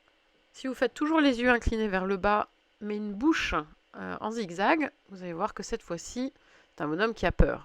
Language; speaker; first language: French; native; French